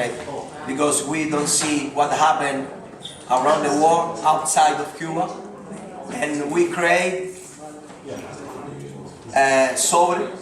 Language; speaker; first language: English; non-native, learner; Spanish